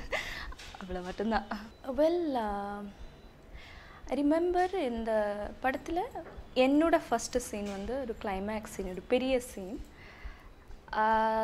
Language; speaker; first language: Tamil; non-native, learner; English